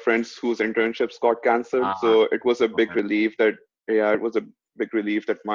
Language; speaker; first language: English; non-native, local second language; Urdu